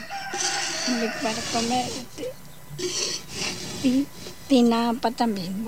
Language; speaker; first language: Spanish; non-native, local second language; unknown